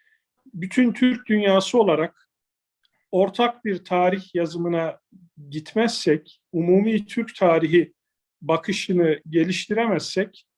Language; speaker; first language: Turkish; native; Turkish